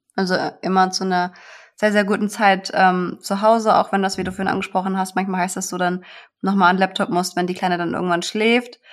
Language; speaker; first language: German; native; German